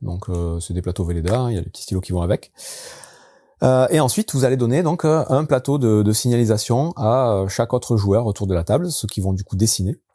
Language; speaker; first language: French; native; French